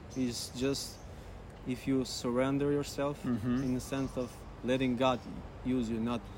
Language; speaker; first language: English; non-native, fluent; Albanian